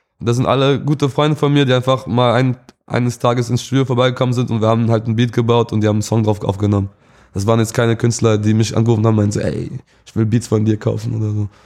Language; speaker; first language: German; early bilingual, other home language; English